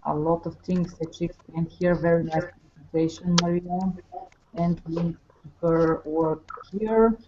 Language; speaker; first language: English; non-native, fluent; Bulgarian